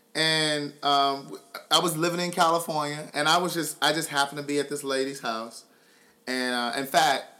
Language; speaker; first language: English; native; English